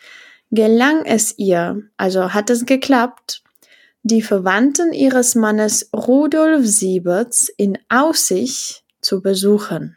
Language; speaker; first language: German; non-native, fluent; Czech